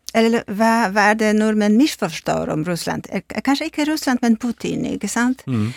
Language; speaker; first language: Norwegian; non-native, fluent; Polish